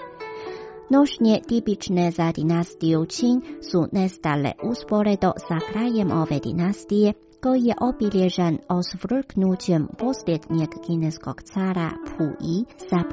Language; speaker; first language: Croatian; non-native, fluent; Chinese